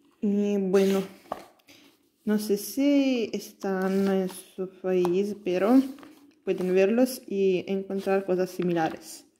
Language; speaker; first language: Spanish; non-native, learner; Italian